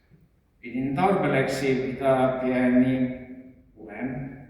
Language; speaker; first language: Finnish; non-native, local second language; Estonian